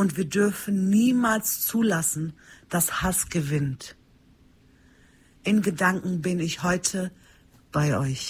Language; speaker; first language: German; early bilingual, other home language; Turkish